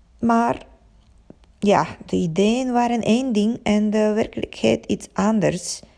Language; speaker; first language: Dutch; non-native, fluent; Bulgarian